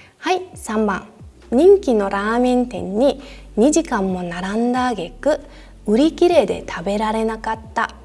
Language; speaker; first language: Japanese; non-native, fluent; Mongolian